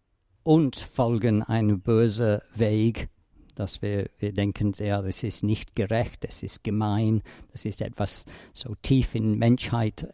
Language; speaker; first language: German; non-native, fluent; English